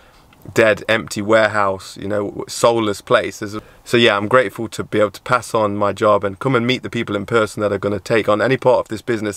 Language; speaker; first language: English; native; English